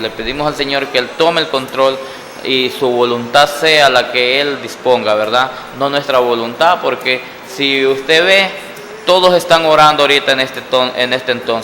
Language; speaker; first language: Spanish; native; Spanish